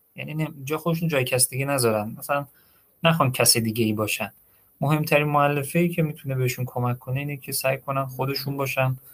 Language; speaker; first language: Persian; native; Persian